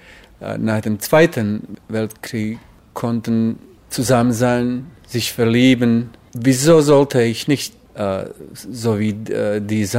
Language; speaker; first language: German; non-native, learner; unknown